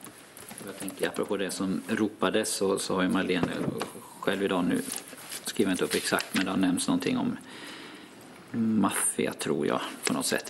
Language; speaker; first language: Swedish; native; Swedish